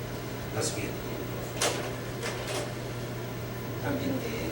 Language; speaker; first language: Spanish; non-native, learner; Chinese